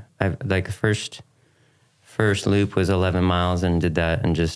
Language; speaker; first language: English; native; English